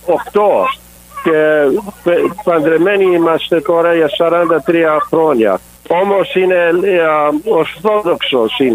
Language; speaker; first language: Greek; early bilingual, heritage; English